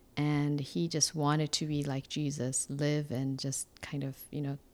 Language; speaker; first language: English; non-native, fluent; Korean